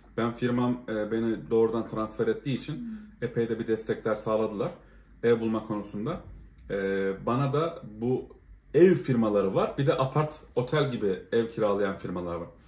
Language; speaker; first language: Turkish; native; Turkish